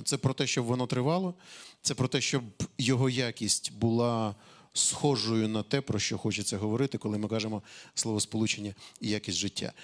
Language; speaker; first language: Ukrainian; native; Ukrainian